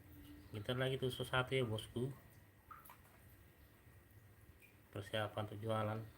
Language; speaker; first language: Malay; non-native, local second language; Minangkabau